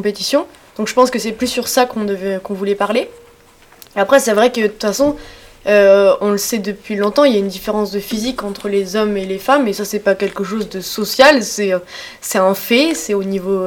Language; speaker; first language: French; native; French